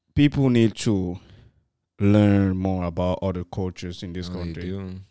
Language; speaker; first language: English; non-native, fluent; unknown